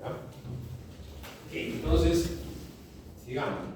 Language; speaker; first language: Spanish; native; Spanish